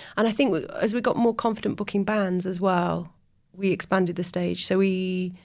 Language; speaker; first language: English; native; English